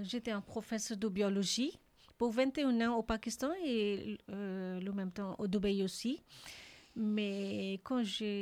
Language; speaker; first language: French; non-native, learner; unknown